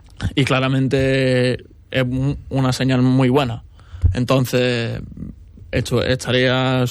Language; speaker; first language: Spanish; non-native, fluent; English